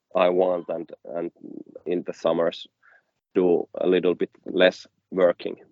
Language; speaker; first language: English; non-native, fluent; Finnish